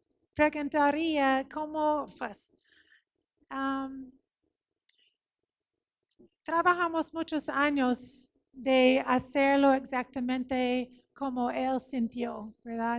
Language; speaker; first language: Spanish; non-native, fluent; English